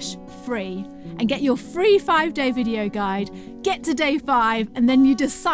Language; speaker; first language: English; native; English